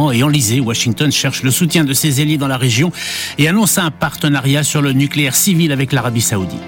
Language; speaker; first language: French; native; French